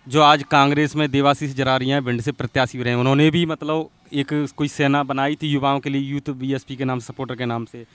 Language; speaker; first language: Hindi; native; Hindi